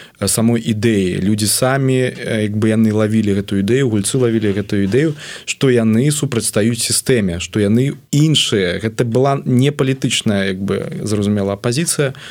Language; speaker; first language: Belarusian; non-native, local second language; Russian